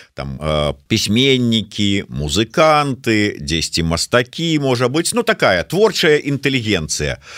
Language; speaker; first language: Belarusian; native; Belarusian